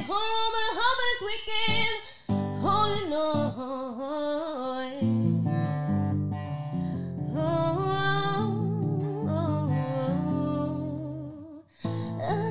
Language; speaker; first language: English; native; English